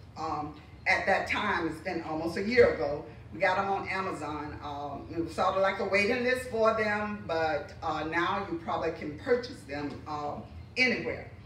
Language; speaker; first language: English; native; English